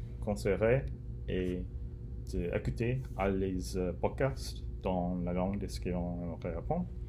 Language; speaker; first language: French; non-native, learner; English